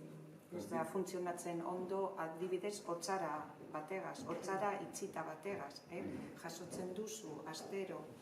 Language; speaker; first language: Basque; non-native, learner; Spanish